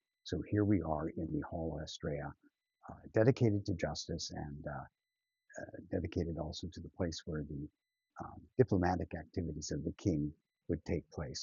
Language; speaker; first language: English; native; English